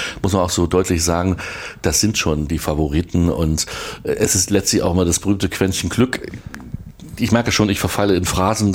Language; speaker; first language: German; native; German